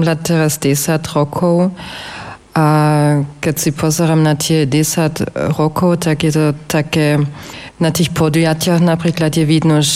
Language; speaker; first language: Slovak; non-native, fluent; German